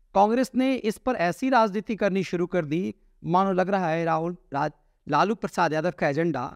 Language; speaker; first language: Hindi; native; Hindi